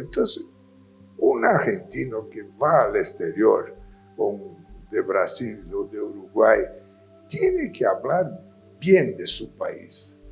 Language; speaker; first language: Spanish; non-native, fluent; Portuguese